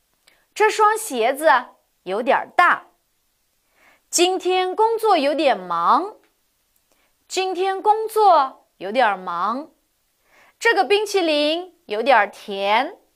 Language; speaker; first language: Chinese; non-native, local second language; Uyghur